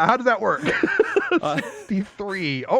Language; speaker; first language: English; native; English